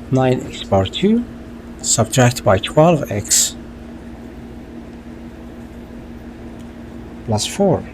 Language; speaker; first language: English; non-native, local second language; Arabic